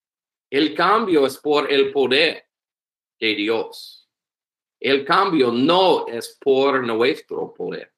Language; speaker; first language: Spanish; non-native, learner; English